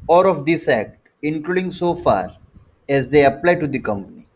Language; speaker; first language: English; non-native, local second language; Gujarati